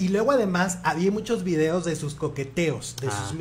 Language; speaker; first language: Spanish; native; Spanish